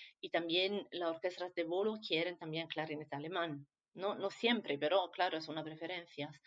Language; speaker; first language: Spanish; non-native, fluent; Italian